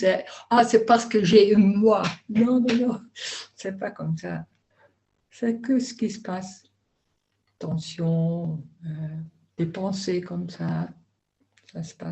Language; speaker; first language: French; non-native, learner; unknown